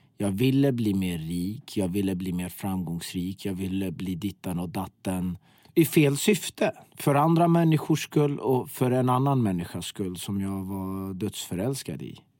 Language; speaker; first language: Swedish; early bilingual, other home language; Persian